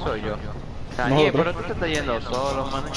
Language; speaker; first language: Spanish; native; Spanish